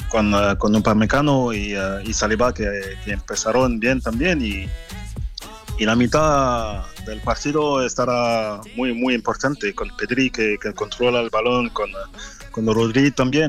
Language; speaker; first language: Spanish; non-native, fluent; French